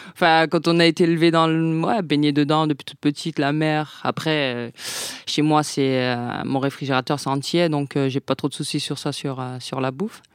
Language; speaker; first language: French; non-native, local second language; Guadeloupean Creole French